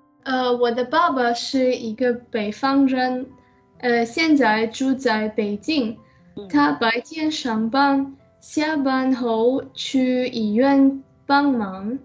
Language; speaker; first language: Chinese; non-native, learner; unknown